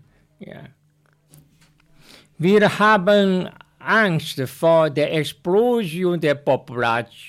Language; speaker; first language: German; non-native, learner; Chinese